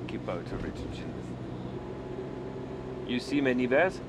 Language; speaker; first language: English; non-native, learner; French